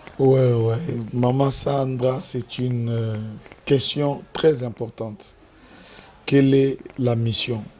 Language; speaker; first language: French; non-native, local second language; Lingala